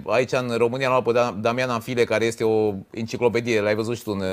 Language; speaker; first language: Romanian; native; Romanian